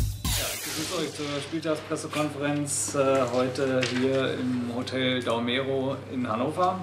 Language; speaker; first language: German; native; German